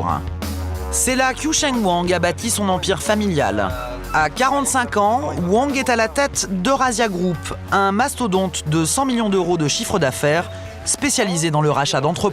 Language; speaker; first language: French; native; French